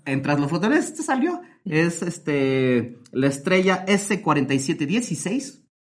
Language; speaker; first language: Spanish; native; Spanish